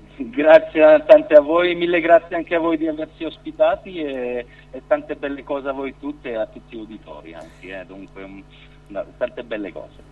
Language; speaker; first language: Italian; non-native, fluent; French